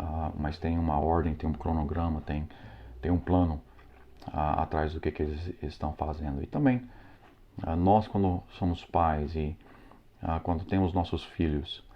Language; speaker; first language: Portuguese; non-native, fluent; English